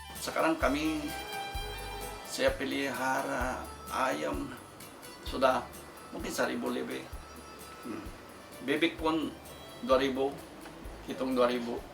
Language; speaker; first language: Indonesian; non-native, local second language; Tetum